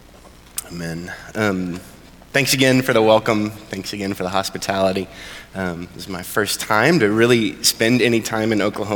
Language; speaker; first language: English; native; English